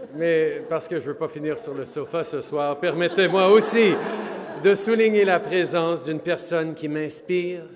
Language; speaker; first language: French; native; French